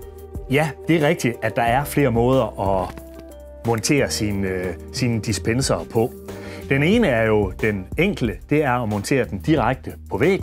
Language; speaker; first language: Danish; native; Danish